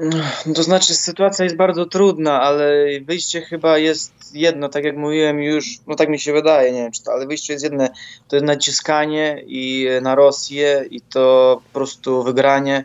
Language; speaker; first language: Polish; non-native, fluent; Ukrainian